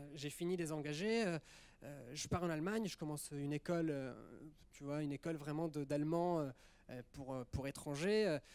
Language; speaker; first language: French; early bilingual, other home language; Italian